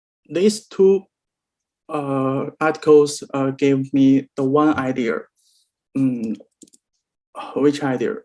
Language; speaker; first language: English; non-native, learner; Chinese